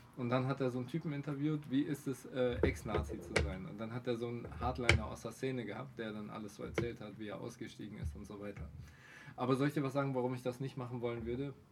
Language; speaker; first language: German; early bilingual, other home language; Polish